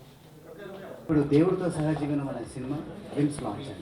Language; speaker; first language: Telugu; native; Telugu